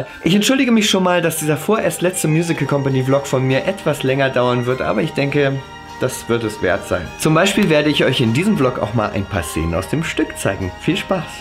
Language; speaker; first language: German; native; German